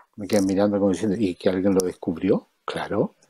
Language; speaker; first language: Spanish; native; Spanish